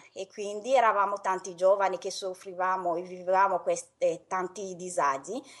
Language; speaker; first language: Italian; non-native, fluent; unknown